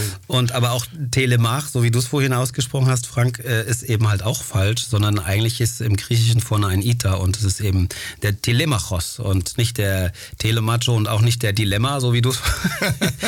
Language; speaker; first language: German; early bilingual, other home language; Greek